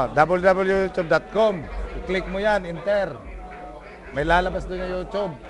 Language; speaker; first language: Filipino; native; Filipino